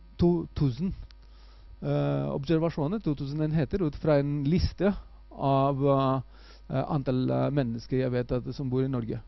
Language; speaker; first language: Norwegian; non-native, fluent; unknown